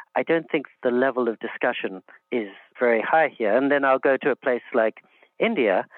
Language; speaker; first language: English; native; English